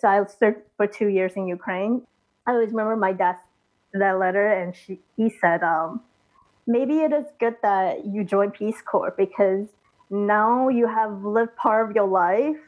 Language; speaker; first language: English; early bilingual, other home language; Chinese